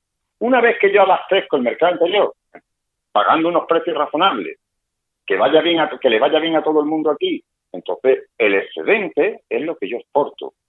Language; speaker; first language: Spanish; native; Spanish